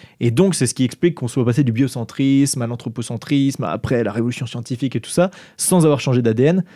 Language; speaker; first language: French; native; French